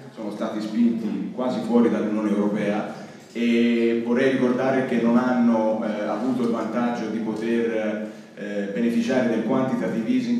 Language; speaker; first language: Italian; native; Italian